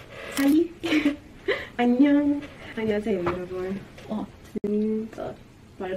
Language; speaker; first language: Korean; non-native, fluent; Portuguese